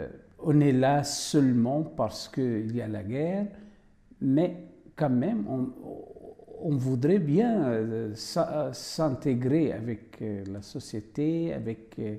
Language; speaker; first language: French; non-native, fluent; Arabic